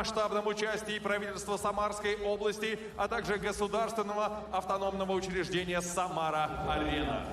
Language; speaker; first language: Russian; native; Russian